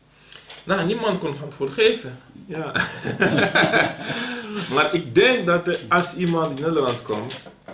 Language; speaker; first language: Dutch; non-native, local second language; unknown